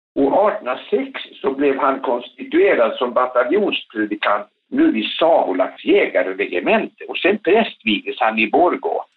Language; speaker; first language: Swedish; native; Swedish